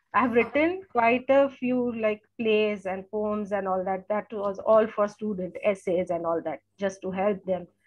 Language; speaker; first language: English; non-native, local second language; Gujarati